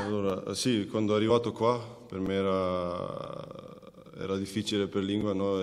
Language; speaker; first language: Italian; non-native, learner; Macedonian